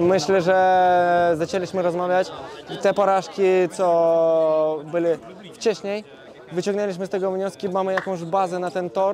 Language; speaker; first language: Polish; non-native, fluent; Russian